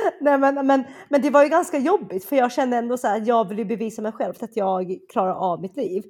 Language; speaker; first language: Swedish; early bilingual, other home language; Chinese